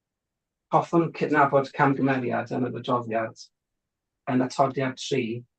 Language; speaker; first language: Welsh; native; Welsh